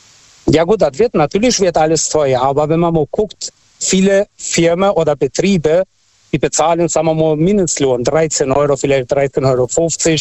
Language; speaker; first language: German; non-native, fluent; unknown